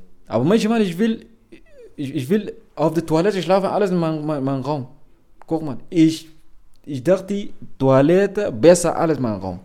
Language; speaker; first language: German; non-native, learner; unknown